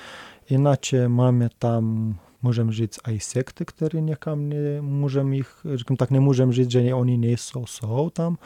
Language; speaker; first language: Czech; non-native, learner; Romanian